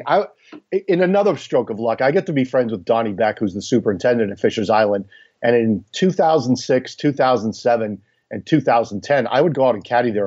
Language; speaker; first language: English; native; English